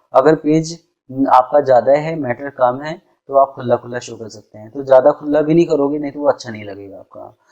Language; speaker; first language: Hindi; native; Hindi